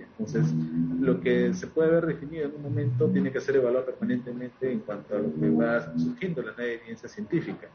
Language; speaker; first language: Spanish; native; Spanish